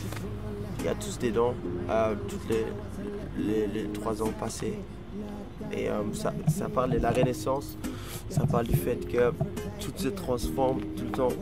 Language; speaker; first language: French; non-native, fluent; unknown